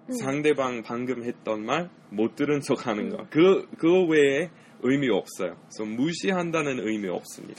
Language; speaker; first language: Korean; non-native, fluent; English